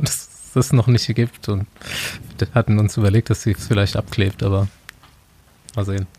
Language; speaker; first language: German; native; German